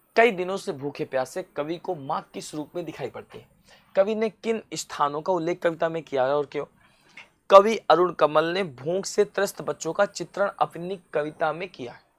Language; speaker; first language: Hindi; native; Hindi